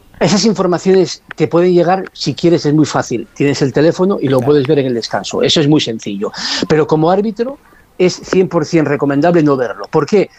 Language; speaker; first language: Spanish; native; Spanish